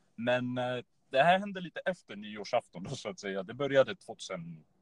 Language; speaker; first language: Swedish; native; Swedish